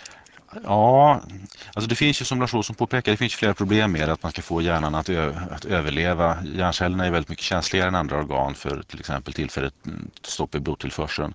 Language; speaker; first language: Swedish; native; Swedish